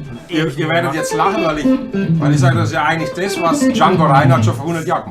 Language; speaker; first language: German; native; German